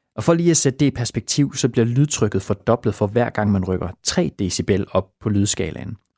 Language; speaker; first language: Danish; native; Danish